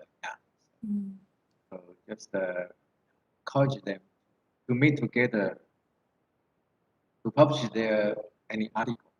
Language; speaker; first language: English; non-native, fluent; Thai